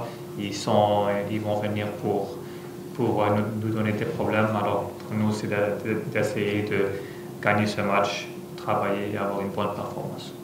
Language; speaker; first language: French; non-native, fluent; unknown